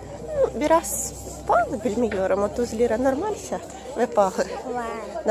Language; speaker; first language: Turkish; non-native, learner; Russian